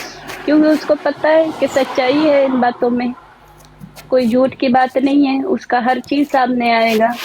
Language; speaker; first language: Hindi; native; Hindi